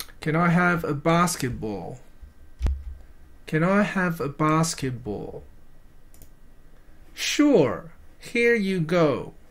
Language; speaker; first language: English; non-native, fluent; Chinese